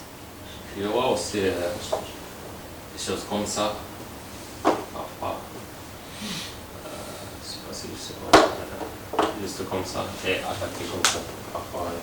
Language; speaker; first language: French; non-native, fluent; Japanese